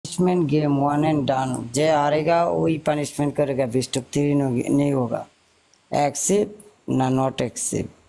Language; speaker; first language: Hindi; non-native, learner; Bangla